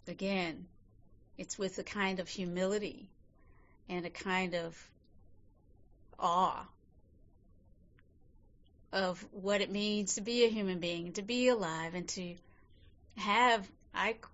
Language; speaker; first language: English; native; English